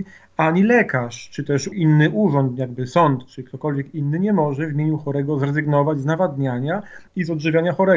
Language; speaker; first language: Polish; native; Polish